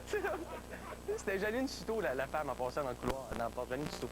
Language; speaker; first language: French; native; French